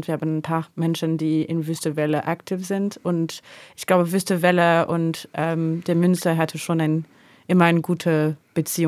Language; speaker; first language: German; non-native, learner; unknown